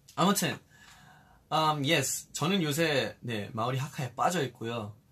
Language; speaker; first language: Korean; early bilingual, heritage; Korean